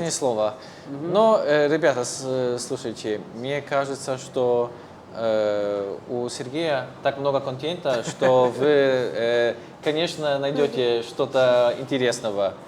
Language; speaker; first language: Russian; non-native, fluent; Polish